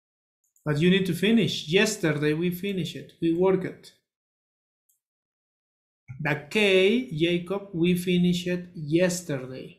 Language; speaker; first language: English; non-native, learner; Spanish